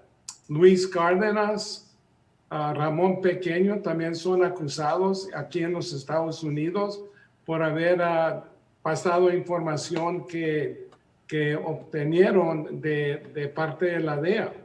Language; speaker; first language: Spanish; early bilingual, heritage; Spanish